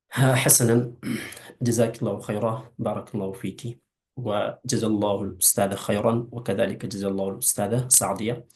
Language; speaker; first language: Arabic; non-native, fluent; Urdu